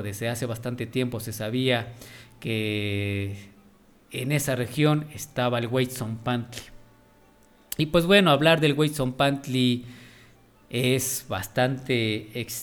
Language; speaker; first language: Spanish; non-native, local second language; Nahuatl languages